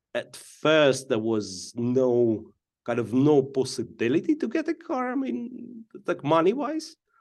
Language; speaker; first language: English; non-native, fluent; Russian